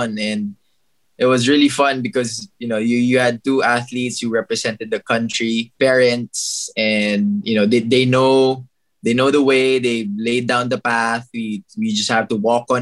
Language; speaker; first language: English; non-native, local second language; Filipino